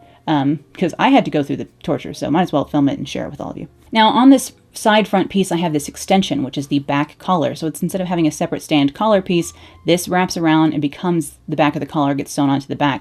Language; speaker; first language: English; native; English